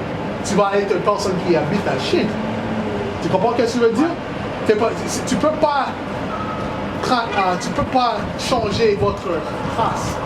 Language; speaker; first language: French; non-native, learner; English